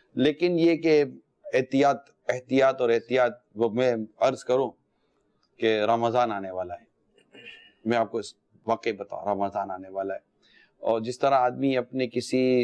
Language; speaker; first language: Urdu; native; Urdu